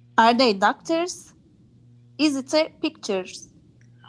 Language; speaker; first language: English; non-native, learner; Turkish